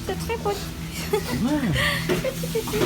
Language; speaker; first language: French; non-native, local second language; Malagasy